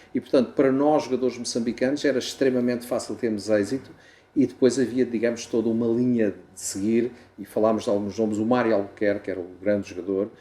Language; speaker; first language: Portuguese; native; Portuguese